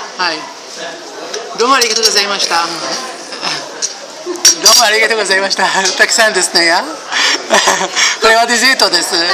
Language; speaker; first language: Japanese; non-native, learner; Arabic